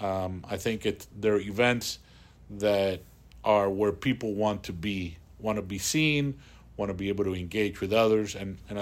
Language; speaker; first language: English; early bilingual, other home language; Spanish